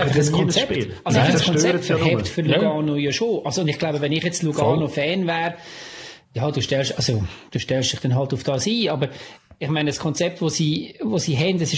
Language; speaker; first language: German; native; German